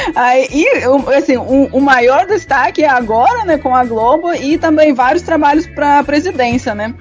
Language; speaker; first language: Portuguese; non-native, fluent; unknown